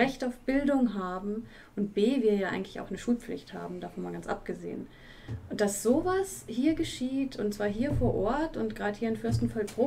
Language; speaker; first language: German; native; German